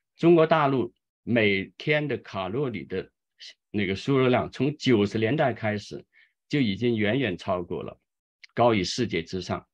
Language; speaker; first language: Chinese; native; Chinese